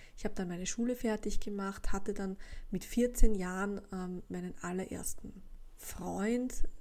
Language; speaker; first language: German; native; German